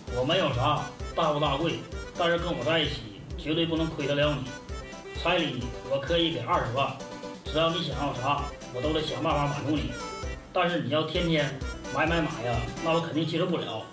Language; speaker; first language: Chinese; native; Chinese